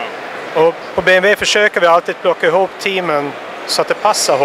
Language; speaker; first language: Swedish; native; Swedish